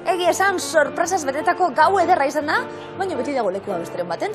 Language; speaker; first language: Basque; native; Basque